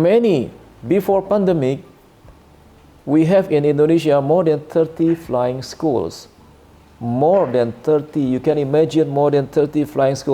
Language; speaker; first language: English; non-native, learner; Indonesian